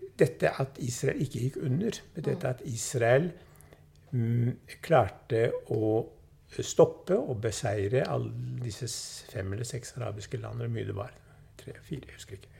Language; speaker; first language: Norwegian; early bilingual, other home language; Swedish